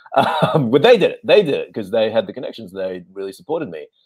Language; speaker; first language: English; native; English